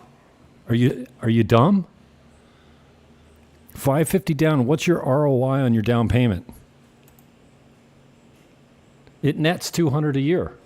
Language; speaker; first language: English; native; English